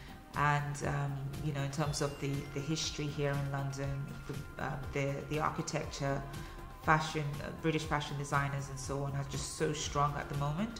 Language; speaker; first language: English; early bilingual, other home language; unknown